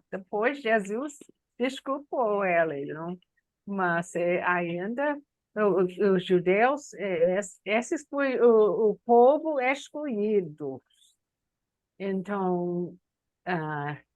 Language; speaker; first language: Portuguese; non-native, learner; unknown